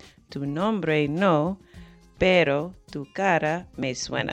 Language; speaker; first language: Spanish; non-native, fluent; English